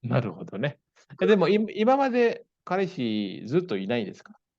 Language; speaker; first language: Japanese; non-native, fluent; Indonesian